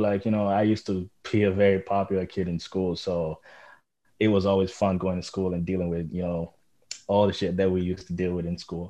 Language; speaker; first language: English; non-native, local second language; Igbo